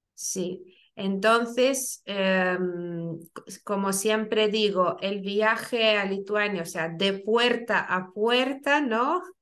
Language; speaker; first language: Spanish; non-native, fluent; Lithuanian